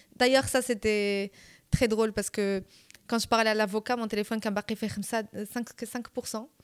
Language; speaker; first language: French; non-native, local second language; Arabic